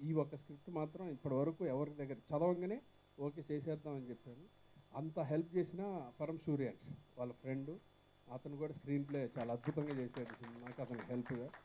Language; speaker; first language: Telugu; native; Telugu